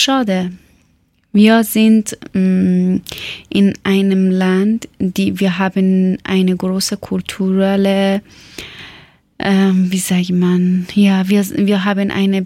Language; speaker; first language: German; non-native, learner; Persian